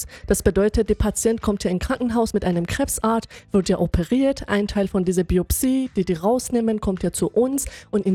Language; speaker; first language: German; non-native, fluent; Persian